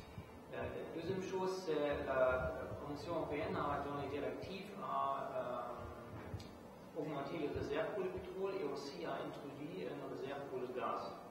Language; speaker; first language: French; non-native, fluent; German